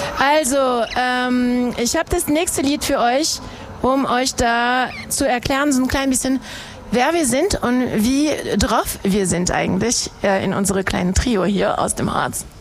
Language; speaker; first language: German; non-native, fluent; French